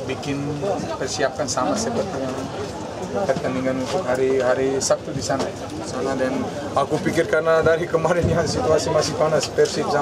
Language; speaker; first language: Indonesian; non-native, fluent; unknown